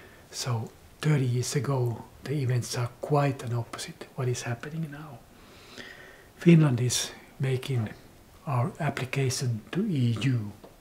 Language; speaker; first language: English; non-native, fluent; Finnish